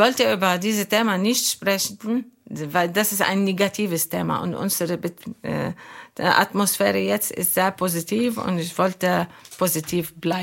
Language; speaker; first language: German; non-native, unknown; Arabic